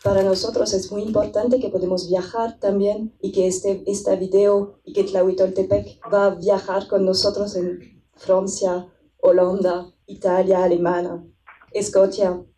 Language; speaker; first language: Spanish; non-native, fluent; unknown